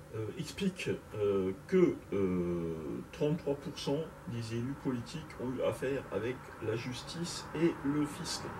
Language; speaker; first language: French; native; French